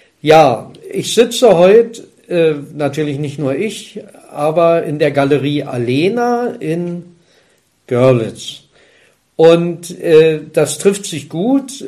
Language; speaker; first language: German; native; German